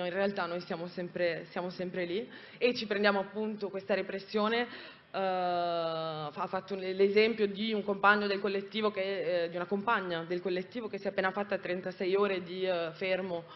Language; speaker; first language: Italian; native; Italian